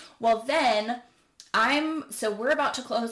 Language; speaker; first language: English; native; English